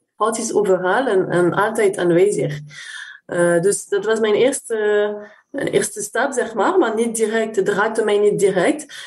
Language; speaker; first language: Dutch; non-native, fluent; French